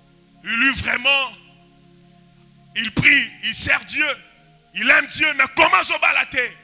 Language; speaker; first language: French; non-native, local second language; Lingala